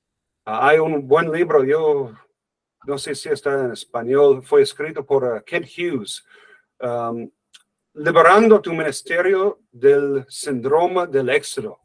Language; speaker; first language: Spanish; non-native, fluent; English